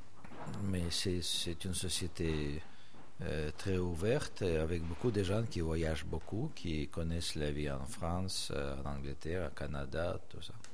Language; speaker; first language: French; non-native, fluent; Russian